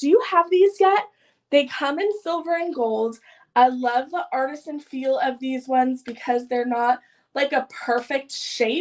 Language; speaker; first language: English; native; English